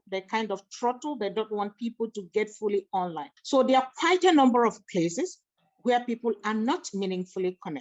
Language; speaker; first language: English; non-native, local second language; Igbo